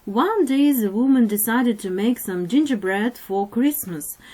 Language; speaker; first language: English; non-native, fluent; Ukrainian